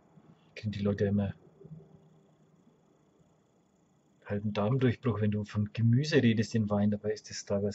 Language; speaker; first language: German; native; German